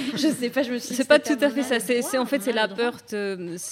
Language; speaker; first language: French; non-native, fluent; Georgian